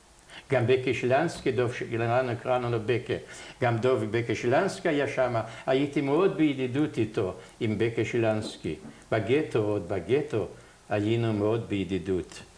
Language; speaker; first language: Hebrew; non-native, fluent; Yiddish